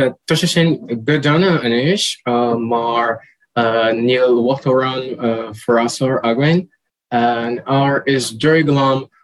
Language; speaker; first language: Irish; non-native, learner; Portuguese